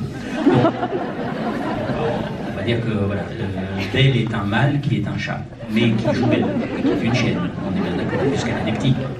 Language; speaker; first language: French; native; French